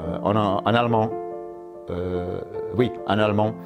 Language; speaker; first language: French; non-native, fluent; Czech